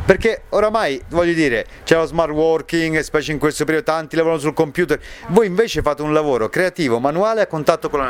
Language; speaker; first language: Italian; native; Italian